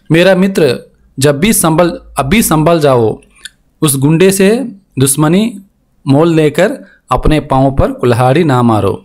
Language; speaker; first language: Hindi; non-native, local second language; Telugu